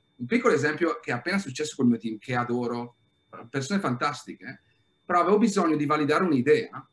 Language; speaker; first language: Italian; native; Italian